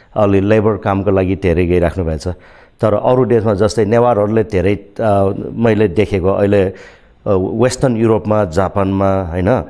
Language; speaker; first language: Nepali; non-native, local second language; Newari